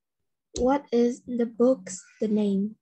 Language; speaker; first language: English; non-native, learner; Vietnamese